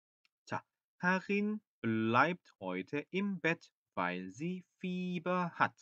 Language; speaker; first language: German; non-native, fluent; Korean